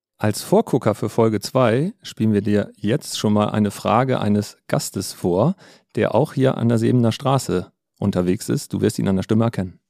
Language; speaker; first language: German; native; German